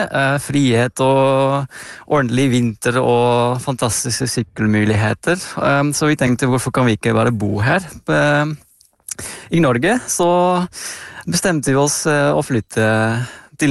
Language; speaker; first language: Norwegian; non-native, fluent; Dutch